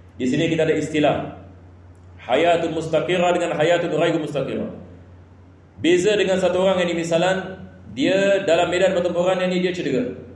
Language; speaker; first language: Malay; non-native, fluent; Arabic